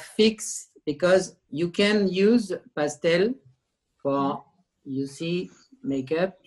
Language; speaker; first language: English; non-native, learner; French